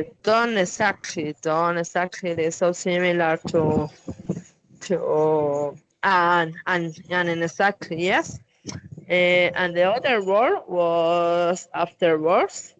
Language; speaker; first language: English; non-native, learner; Spanish